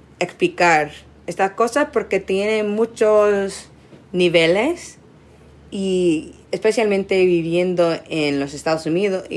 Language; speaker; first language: Spanish; non-native, learner; English